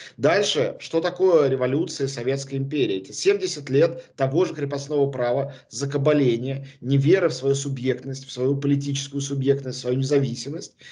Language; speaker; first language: Russian; native; Russian